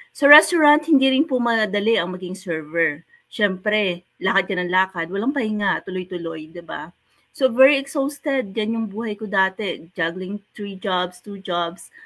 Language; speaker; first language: Filipino; native; Filipino